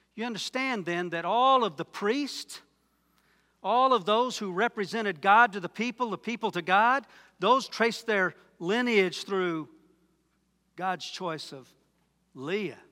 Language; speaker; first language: English; native; English